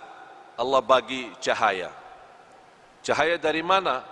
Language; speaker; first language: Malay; non-native, fluent; Arabic